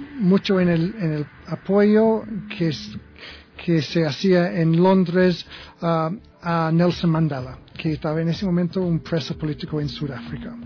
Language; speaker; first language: Spanish; non-native, fluent; English